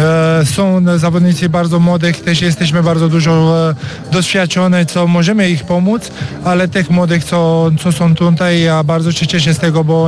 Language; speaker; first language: Polish; non-native, learner; Romanian